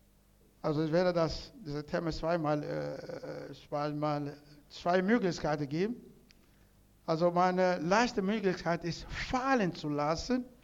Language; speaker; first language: German; non-native, learner; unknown